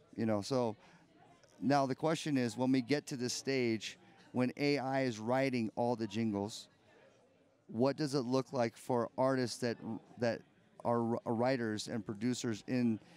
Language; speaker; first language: English; native; English